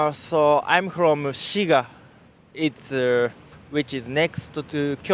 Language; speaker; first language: English; non-native, learner; Japanese